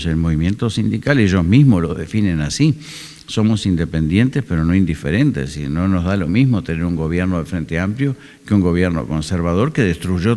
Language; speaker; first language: Spanish; native; Spanish